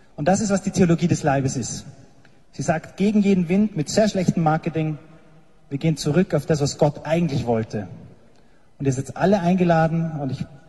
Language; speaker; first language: German; native; German